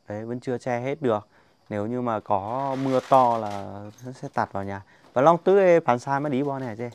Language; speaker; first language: Vietnamese; non-native, local second language; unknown